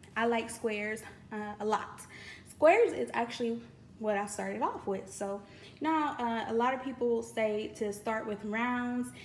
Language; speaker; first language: English; native; English